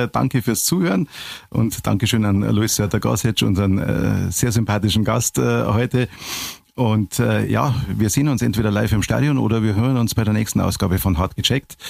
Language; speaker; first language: German; native; German